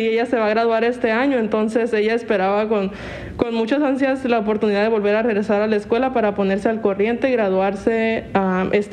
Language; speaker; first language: Spanish; native; Spanish